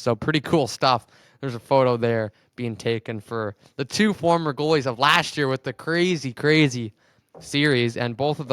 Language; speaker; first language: English; native; English